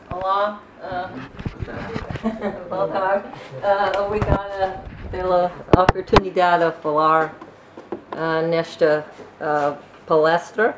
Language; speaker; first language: Portuguese; non-native, learner; English